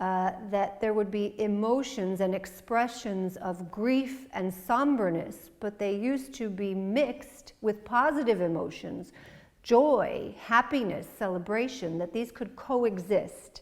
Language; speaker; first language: English; native; English